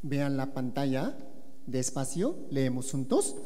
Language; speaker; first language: Spanish; non-native, learner; Korean